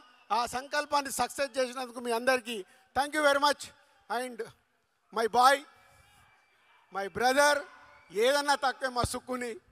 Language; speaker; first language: Telugu; native; Telugu